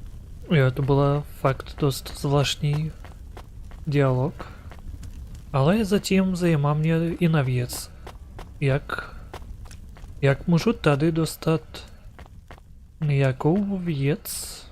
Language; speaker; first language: Czech; non-native, learner; Ukrainian